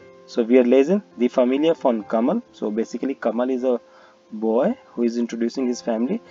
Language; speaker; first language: English; non-native, local second language; Hindi